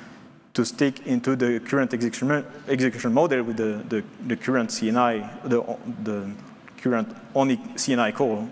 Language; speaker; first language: English; non-native, fluent; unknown